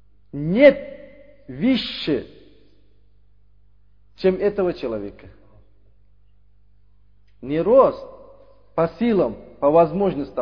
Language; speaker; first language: Russian; non-native, learner; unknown